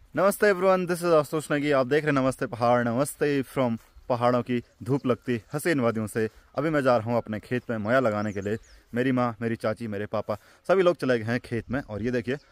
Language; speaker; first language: Hindi; non-native, local second language; Garhwali